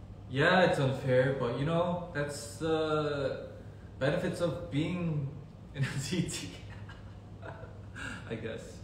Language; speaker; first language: English; early bilingual, other home language; Korean